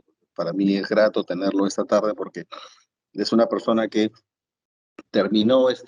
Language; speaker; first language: Spanish; native; Spanish